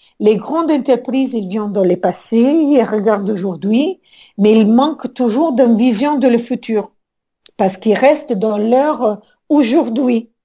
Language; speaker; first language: French; non-native, fluent; Italian